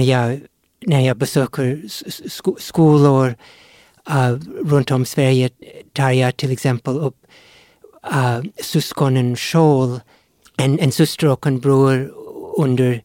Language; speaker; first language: Swedish; non-native, fluent; English